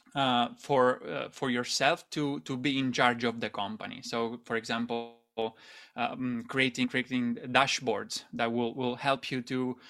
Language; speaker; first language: English; non-native, fluent; Italian